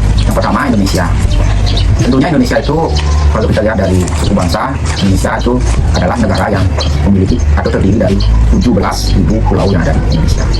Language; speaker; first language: Indonesian; non-native, local second language; Balinese